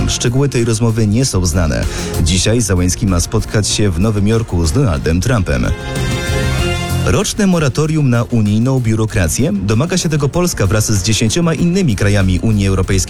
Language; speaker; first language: Polish; native; Polish